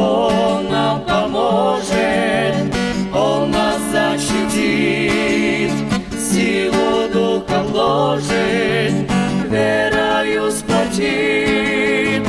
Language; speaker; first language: Russian; native; Russian